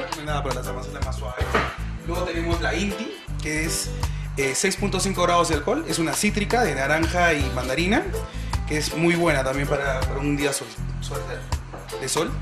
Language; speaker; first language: Spanish; native; Spanish